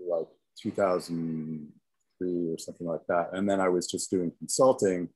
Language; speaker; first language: English; native; English